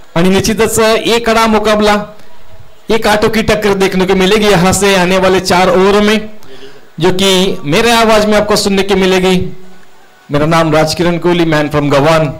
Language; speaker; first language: Hindi; non-native, local second language; Marathi